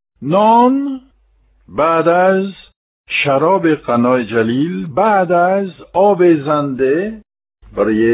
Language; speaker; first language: Persian; non-native, fluent; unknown